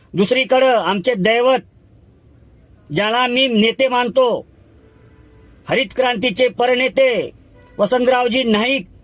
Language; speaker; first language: Marathi; non-native, local second language; Lambadi